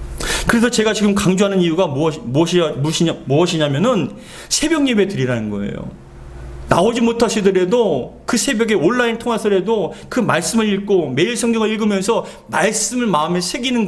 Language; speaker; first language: Korean; native; Korean